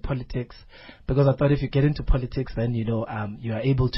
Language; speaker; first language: English; non-native, local second language; Zulu